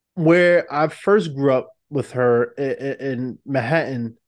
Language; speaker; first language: English; native; English